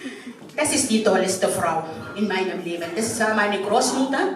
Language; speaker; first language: German; non-native, fluent; Arabic